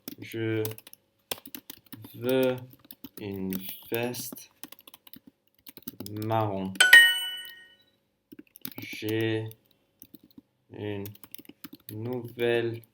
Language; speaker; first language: French; non-native, learner; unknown